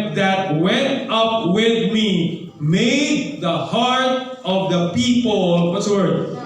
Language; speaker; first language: English; non-native, local second language; Filipino